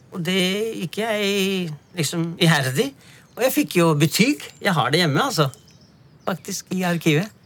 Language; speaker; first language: Norwegian; non-native, fluent; Punjabi